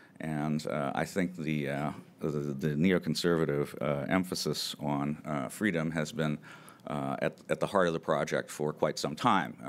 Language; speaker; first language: English; native; English